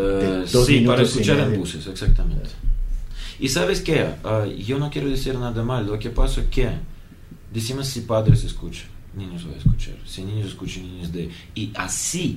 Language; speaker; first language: Spanish; non-native, learner; Russian